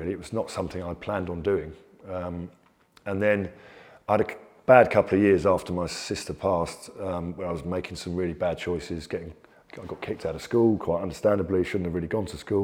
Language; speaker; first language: English; native; English